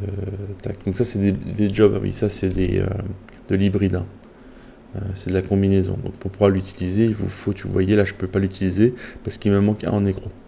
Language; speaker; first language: French; native; French